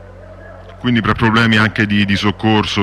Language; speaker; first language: Italian; native; Italian